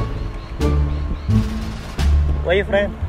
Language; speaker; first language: English; non-native, learner; Indonesian